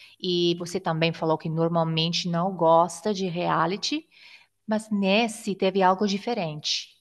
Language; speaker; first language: Portuguese; non-native, fluent; Italian